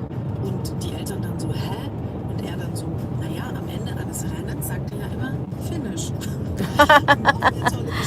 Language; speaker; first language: German; native; German